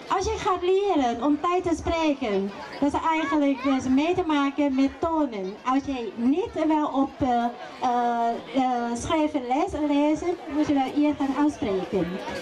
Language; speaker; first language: Dutch; non-native, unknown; Thai